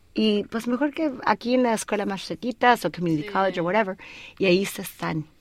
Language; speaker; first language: Spanish; early bilingual, heritage; Spanish